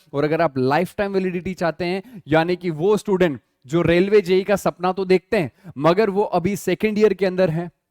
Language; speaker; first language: Hindi; native; Hindi